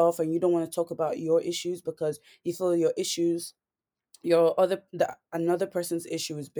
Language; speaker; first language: English; native; English